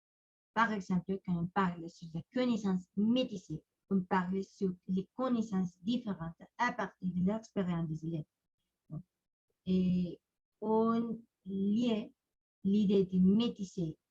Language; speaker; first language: French; non-native, learner; Spanish